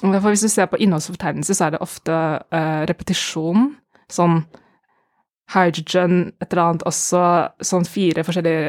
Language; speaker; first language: Norwegian; non-native, fluent; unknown